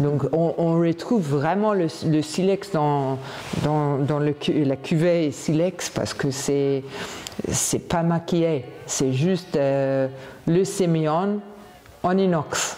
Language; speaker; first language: French; non-native, fluent; English